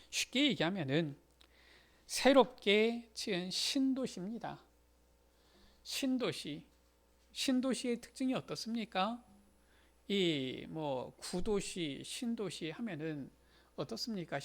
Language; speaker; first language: Korean; native; Korean